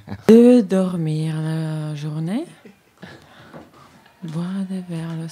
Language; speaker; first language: French; non-native, fluent; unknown